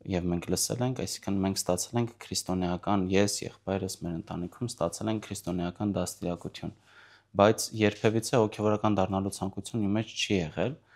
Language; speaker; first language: Armenian; early bilingual, heritage; Armenian